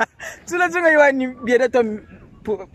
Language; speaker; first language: Chinese; non-native, learner; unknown